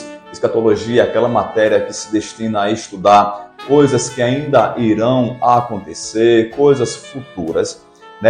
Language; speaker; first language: Portuguese; native; Portuguese